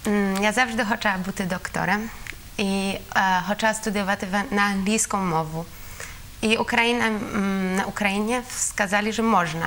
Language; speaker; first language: Ukrainian; non-native, learner; Polish